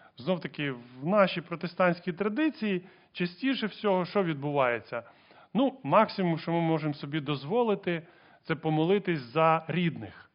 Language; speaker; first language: Ukrainian; non-native, local second language; Russian